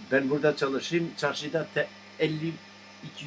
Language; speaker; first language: Turkish; non-native, local second language; Albanian